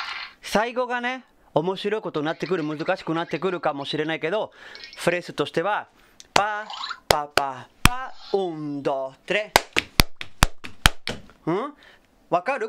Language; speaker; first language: Japanese; non-native, fluent; Spanish